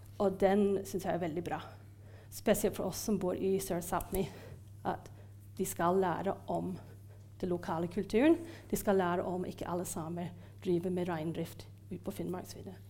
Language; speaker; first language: Norwegian; non-native, fluent; English